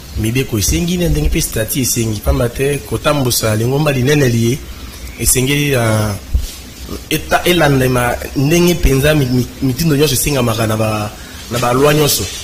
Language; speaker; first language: Lingala; native; Lingala